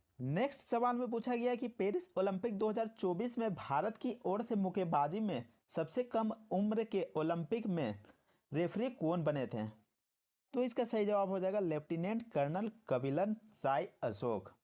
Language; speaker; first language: Hindi; native; Hindi